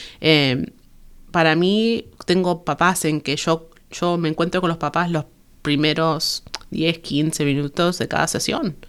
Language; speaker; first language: Spanish; early bilingual, heritage; Spanish